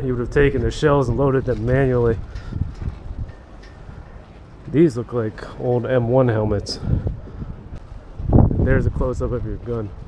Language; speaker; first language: English; native; English